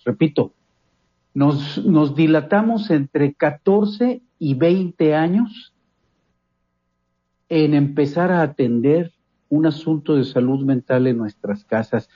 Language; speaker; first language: Spanish; native; Spanish